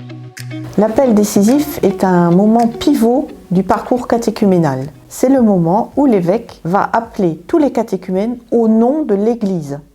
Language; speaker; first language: French; native; French